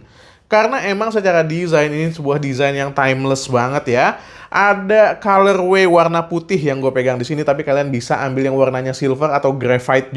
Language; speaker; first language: Indonesian; native; Indonesian